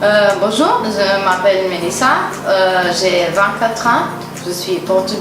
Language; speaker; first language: French; non-native, learner; Portuguese